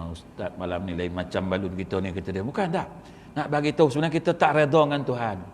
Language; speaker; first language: Malay; native; Malay